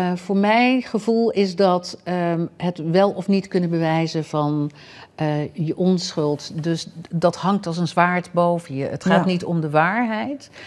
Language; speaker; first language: Dutch; native; Dutch